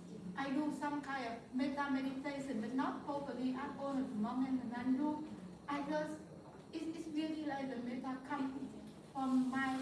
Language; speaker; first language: English; non-native, fluent; Vietnamese